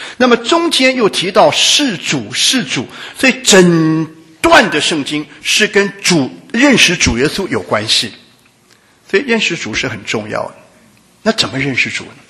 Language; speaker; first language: Chinese; non-native, local second language; Hakka Chinese